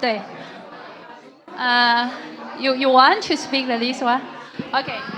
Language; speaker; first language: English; non-native, learner; Chinese